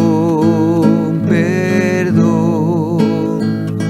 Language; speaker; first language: Spanish; native; Spanish